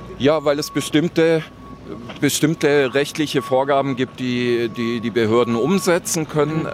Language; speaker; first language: German; native; German